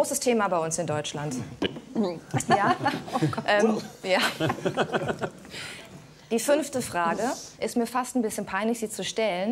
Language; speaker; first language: German; native; German